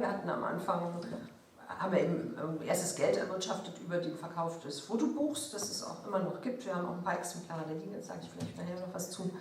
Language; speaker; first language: German; native; German